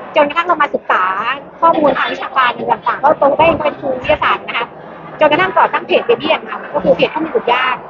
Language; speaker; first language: Thai; native; Thai